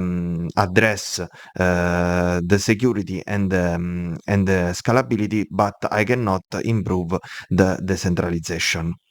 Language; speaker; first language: English; non-native, fluent; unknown